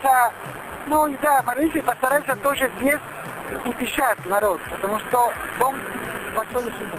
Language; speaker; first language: Russian; non-native, learner; Italian